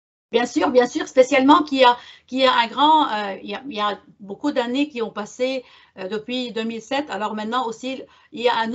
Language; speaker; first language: French; non-native, local second language; Arabic